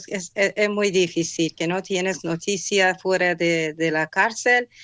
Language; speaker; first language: Spanish; non-native, fluent; Persian